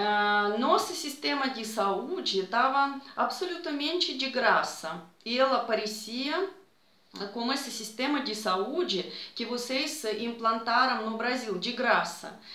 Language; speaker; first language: Portuguese; non-native, fluent; Russian